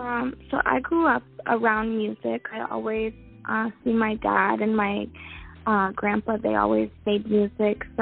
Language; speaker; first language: English; native; English